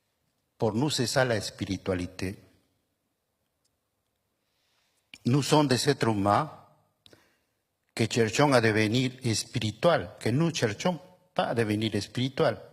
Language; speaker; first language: French; non-native, fluent; Spanish